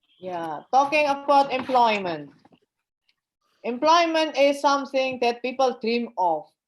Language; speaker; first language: English; non-native, fluent; Indonesian